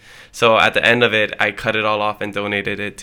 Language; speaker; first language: English; early bilingual, other home language; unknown